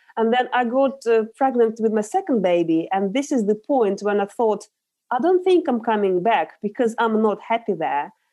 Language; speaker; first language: English; non-native, fluent; Russian